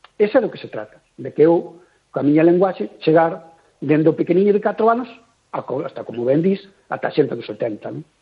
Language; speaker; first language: Galician; native; Galician